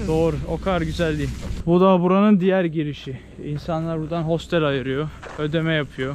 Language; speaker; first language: Turkish; native; Turkish